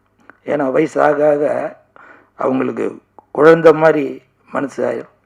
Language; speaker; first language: Tamil; native; Tamil